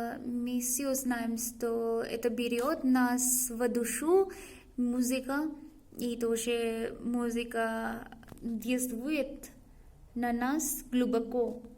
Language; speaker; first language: Russian; non-native, learner; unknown